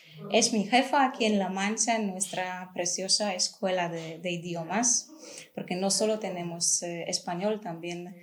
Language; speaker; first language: Spanish; non-native, fluent; Polish